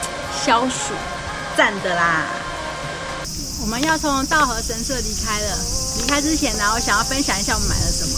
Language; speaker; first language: Chinese; native; Chinese